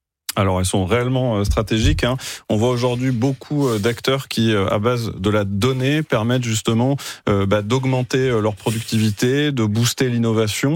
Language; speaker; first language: French; native; French